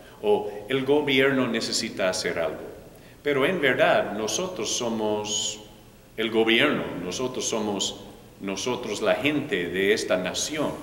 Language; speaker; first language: Spanish; non-native, fluent; English